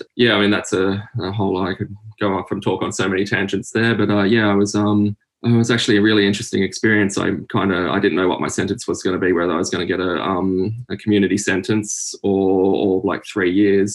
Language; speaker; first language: English; native; English